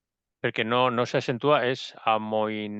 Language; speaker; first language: Catalan; non-native, local second language; Spanish